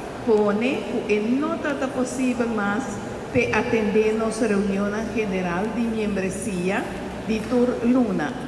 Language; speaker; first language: Spanish; non-native, local second language; Papiamento